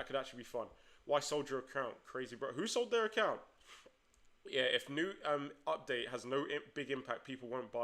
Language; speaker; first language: English; native; English